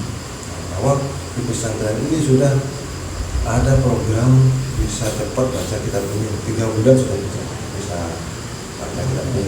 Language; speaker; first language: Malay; non-native, local second language; Javanese